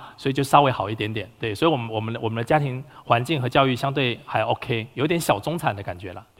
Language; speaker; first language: Chinese; native; Chinese